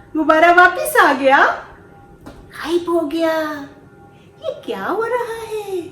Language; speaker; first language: Urdu; non-native, local second language; Punjabi